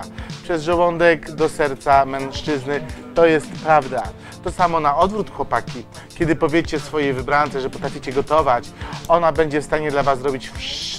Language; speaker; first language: Polish; native; Polish